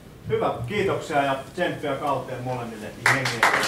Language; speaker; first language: Finnish; native; Finnish